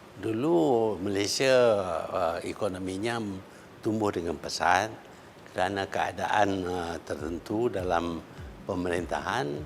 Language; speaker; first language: Malay; native; Malay